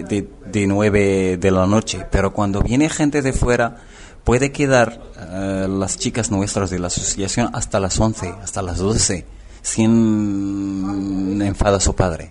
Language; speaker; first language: Spanish; non-native, learner; Arabic